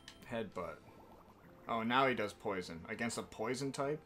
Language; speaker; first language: English; native; English